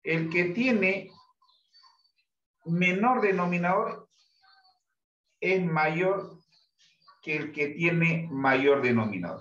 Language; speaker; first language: Spanish; native; Spanish